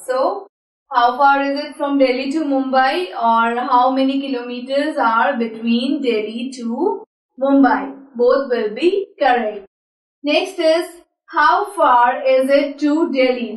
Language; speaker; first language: English; non-native, local second language; Hindi